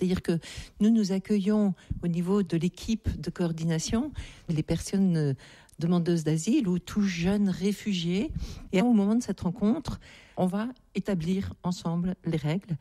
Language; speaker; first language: French; native; French